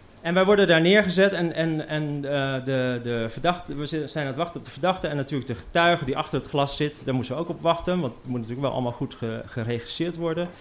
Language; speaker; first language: Dutch; native; Dutch